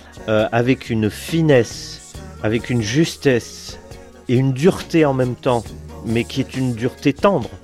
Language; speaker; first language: French; native; French